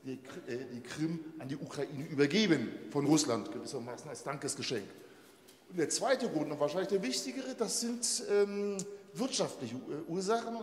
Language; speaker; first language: German; native; German